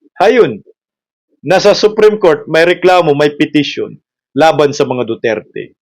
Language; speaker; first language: Filipino; non-native, local second language; Cebuano